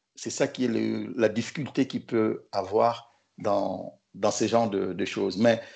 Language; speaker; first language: French; non-native, local second language; Lingala